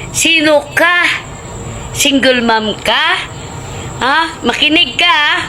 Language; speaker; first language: Filipino; non-native, local second language; Hiligaynon